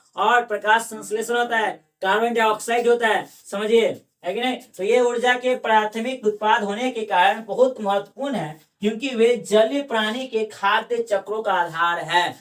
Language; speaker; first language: Hindi; native; Hindi